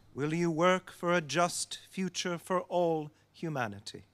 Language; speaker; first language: English; native; English